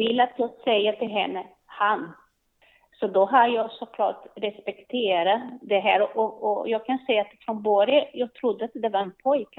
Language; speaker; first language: Swedish; non-native, learner; Portuguese